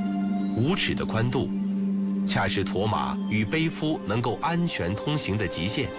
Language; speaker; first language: Chinese; native; Chinese